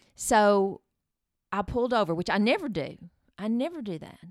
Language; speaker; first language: English; early bilingual, other home language; Norwegian